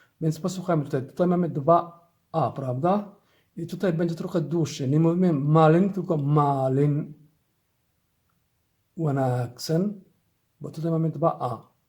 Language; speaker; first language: Polish; non-native, learner; Somali